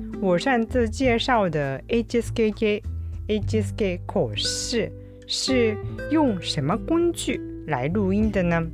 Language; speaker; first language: Chinese; non-native, fluent; Japanese